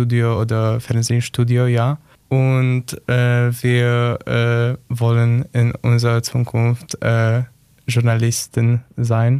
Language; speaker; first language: German; non-native, learner; Polish